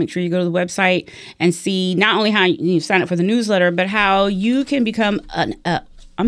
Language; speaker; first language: English; native; English